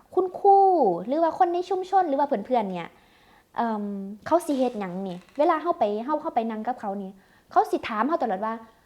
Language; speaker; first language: Thai; native; Thai